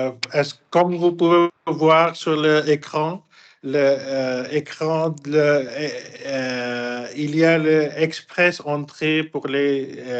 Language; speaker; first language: French; non-native, fluent; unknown